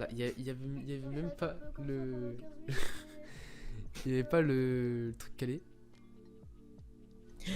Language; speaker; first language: French; native; French